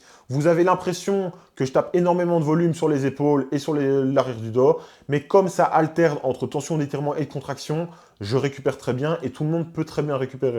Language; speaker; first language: French; native; French